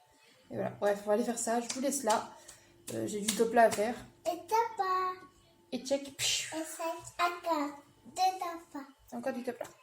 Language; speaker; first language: French; native; French